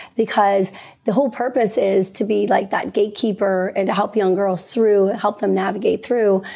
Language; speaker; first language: English; native; English